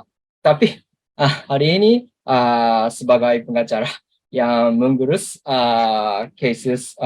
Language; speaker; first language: Indonesian; non-native, learner; Japanese